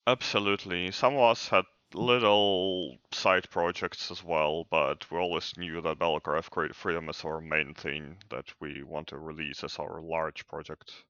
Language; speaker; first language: English; non-native, fluent; Ukrainian